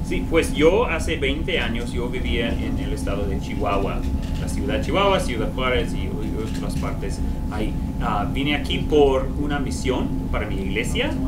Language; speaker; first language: Spanish; non-native, fluent; English